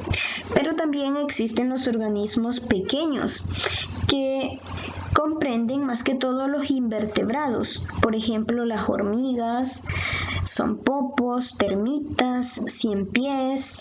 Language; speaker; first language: Spanish; native; Spanish